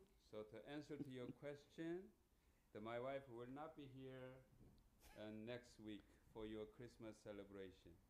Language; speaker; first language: English; non-native, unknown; Korean